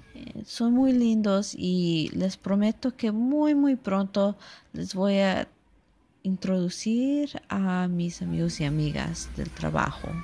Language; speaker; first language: Spanish; early bilingual, heritage; Spanish